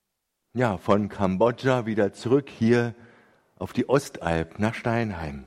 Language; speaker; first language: German; native; German